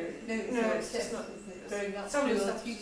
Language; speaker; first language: English; native; English